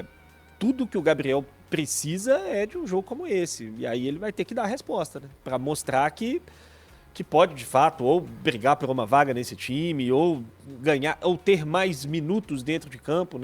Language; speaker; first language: Portuguese; native; Portuguese